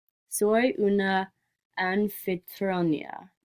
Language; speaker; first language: Spanish; non-native, learner; English